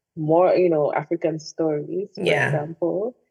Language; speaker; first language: English; non-native, local second language; Igbo